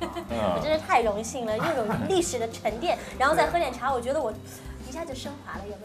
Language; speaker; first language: Chinese; native; Chinese